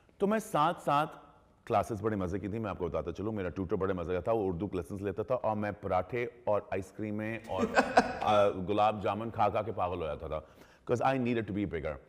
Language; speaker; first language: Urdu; early bilingual, heritage; Urdu